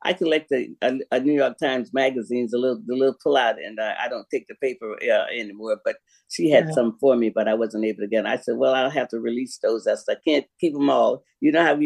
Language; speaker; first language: English; native; English